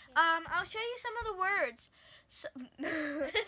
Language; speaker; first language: English; native; English